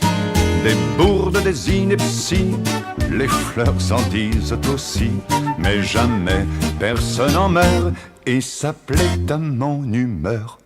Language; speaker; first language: French; native; French